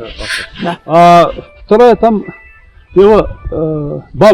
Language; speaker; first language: Russian; non-native, local second language; Kyrgyz